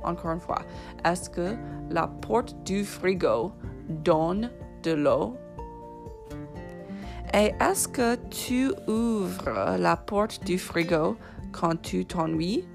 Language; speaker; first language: French; non-native, fluent; English